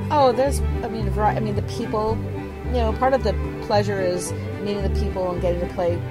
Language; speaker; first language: English; native; English